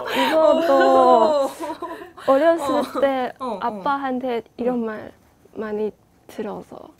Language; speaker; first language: Korean; non-native, fluent; Chinese